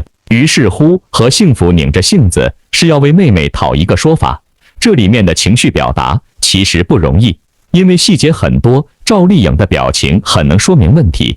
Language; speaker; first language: Chinese; native; Chinese